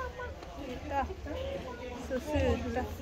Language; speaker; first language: Swedish; non-native, learner; Cebuano